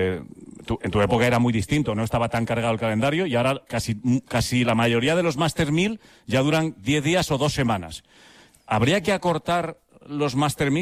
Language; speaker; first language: Spanish; native; Spanish